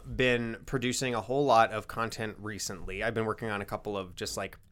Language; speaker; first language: English; native; English